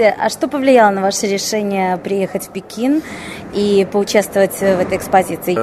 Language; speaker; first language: Russian; non-native, fluent; Chinese